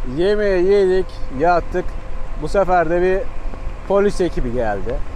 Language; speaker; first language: Turkish; native; Turkish